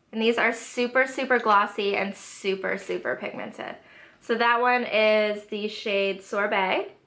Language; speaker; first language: English; native; English